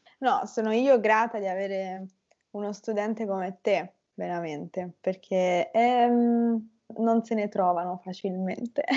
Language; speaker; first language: Italian; native; Italian